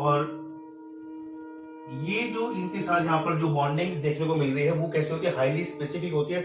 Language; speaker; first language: Hindi; native; Hindi